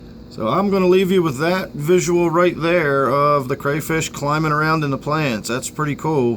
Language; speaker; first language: English; native; English